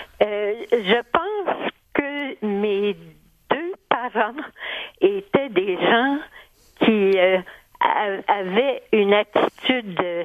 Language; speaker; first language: French; native; French